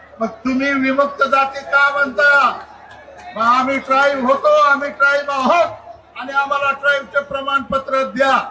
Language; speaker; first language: Marathi; non-native, local second language; Lambadi